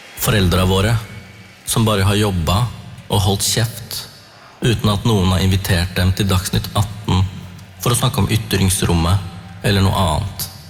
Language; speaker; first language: Norwegian; early bilingual, other home language; Tamil